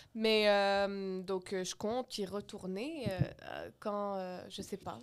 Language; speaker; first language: French; non-native, local second language; Arabic